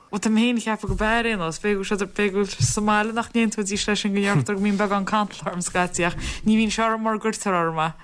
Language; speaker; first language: Irish; native; Irish